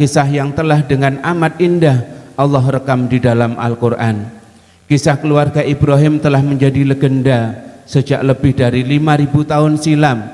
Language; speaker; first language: Indonesian; native; Indonesian